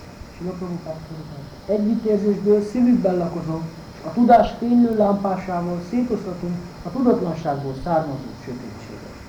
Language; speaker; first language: Hungarian; native; Hungarian